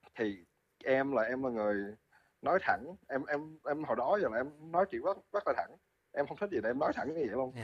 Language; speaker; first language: Vietnamese; early bilingual, heritage; Vietnamese